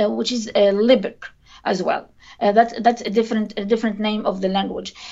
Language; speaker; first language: English; non-native, fluent; Arabic